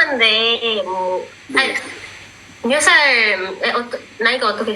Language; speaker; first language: Korean; non-native, learner; Filipino